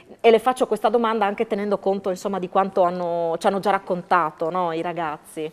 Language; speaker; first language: Italian; native; Italian